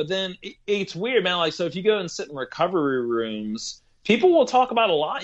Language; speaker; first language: English; native; English